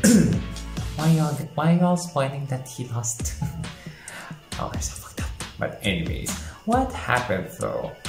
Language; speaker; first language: English; non-native, local second language; Filipino